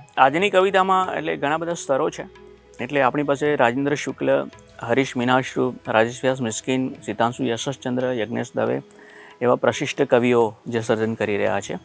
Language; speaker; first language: Gujarati; native; Gujarati